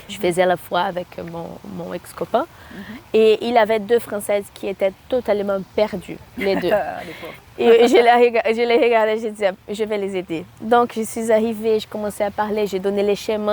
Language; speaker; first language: French; non-native, fluent; Portuguese